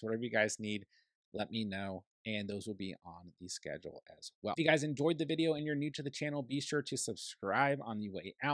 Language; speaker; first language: English; native; English